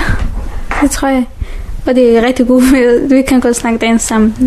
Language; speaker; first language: Danish; non-native, learner; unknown